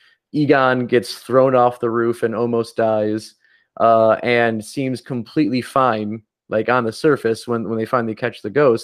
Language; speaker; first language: English; native; English